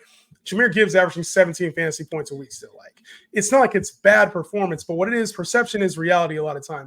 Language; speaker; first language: English; native; English